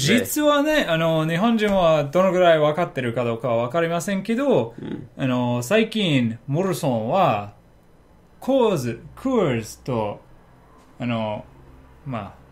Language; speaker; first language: Japanese; non-native, learner; English